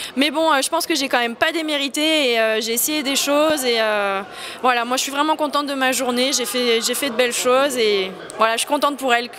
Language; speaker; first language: French; native; French